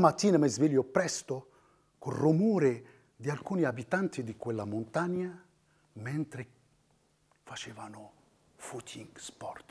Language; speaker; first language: Italian; non-native, fluent; Riffian